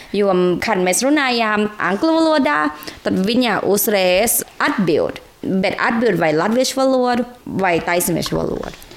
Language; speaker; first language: Latvian; non-native, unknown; Thai